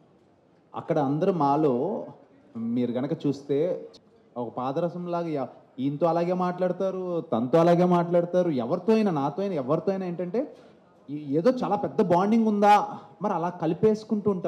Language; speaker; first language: Telugu; native; Telugu